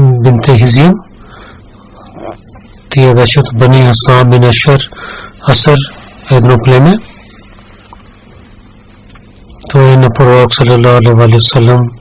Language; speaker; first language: Bulgarian; non-native, learner; Urdu